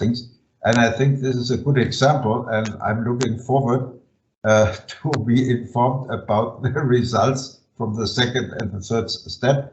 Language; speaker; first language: English; non-native, fluent; German